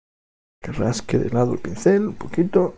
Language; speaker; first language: Spanish; non-native, local second language; Catalan